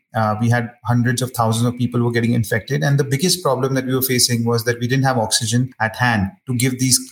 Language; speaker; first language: English; non-native, local second language; Hindi